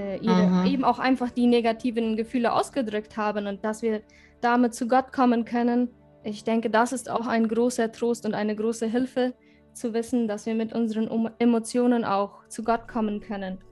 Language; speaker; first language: German; early bilingual, heritage; German